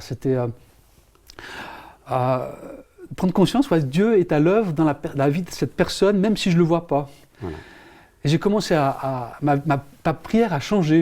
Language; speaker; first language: French; native; French